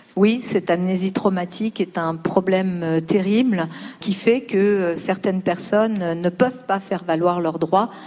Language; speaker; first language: French; early bilingual, other home language; Spanish